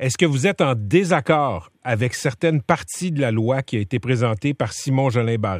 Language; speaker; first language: French; native; French